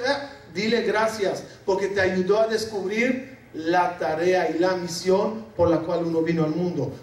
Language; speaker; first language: Spanish; non-native, fluent; Arabic